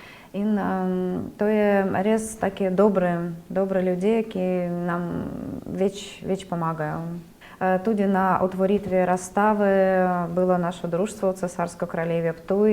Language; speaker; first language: Slovenian; non-native, learner; Russian